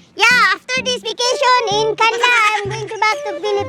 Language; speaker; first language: English; non-native, learner; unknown